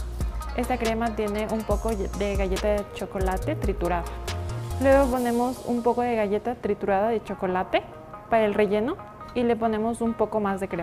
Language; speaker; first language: Spanish; native; Spanish